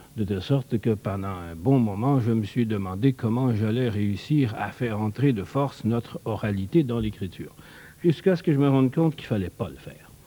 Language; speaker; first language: French; native; French